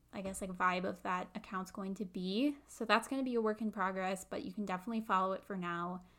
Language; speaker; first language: English; native; English